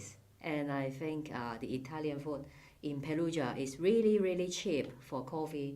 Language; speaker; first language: English; non-native, fluent; Cantonese